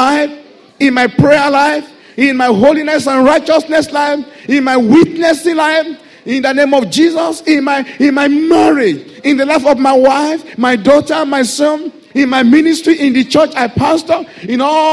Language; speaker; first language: English; non-native, local second language; Yoruba